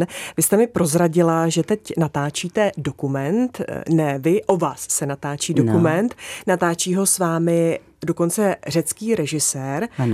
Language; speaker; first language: Czech; native; Czech